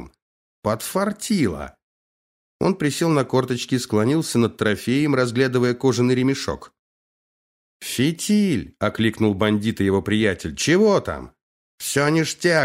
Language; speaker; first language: Russian; native; Russian